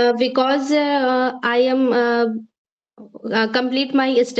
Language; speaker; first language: English; non-native, learner; Hindi